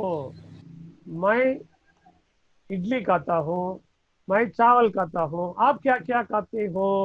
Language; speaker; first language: Hindi; non-native, learner; Tamil